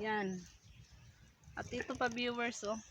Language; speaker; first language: Filipino; non-native, local second language; Cebuano